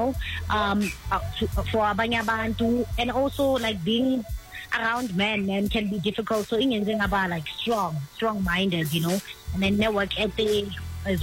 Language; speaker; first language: English; non-native, local second language; Zulu